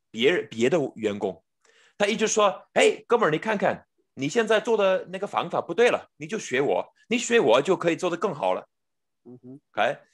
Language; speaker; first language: Chinese; non-native, fluent; English